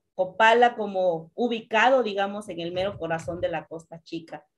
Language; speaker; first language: Spanish; native; Spanish